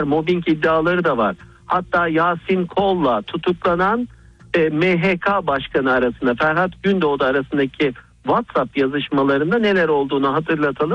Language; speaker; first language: Turkish; native; Turkish